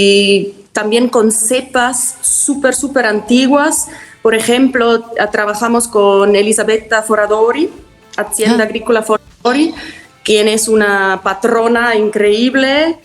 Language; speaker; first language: Spanish; non-native, fluent; German